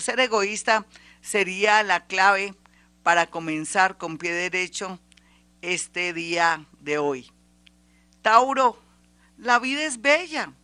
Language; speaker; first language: Spanish; native; Spanish